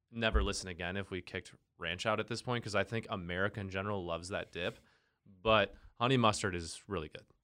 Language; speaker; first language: English; native; English